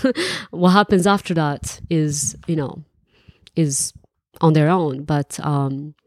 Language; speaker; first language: English; non-native, fluent; Arabic